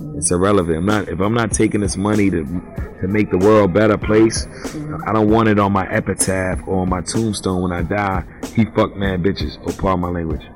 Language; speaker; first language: English; native; English